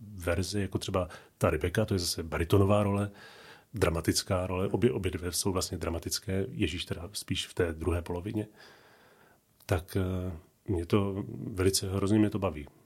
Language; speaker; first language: Czech; native; Czech